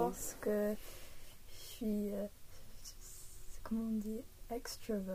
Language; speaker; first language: French; early bilingual, heritage; English